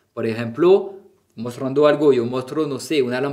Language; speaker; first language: Spanish; non-native, fluent; French